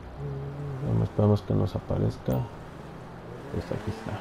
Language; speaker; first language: Spanish; native; Spanish